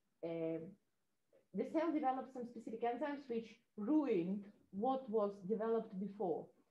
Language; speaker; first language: English; non-native, fluent; Russian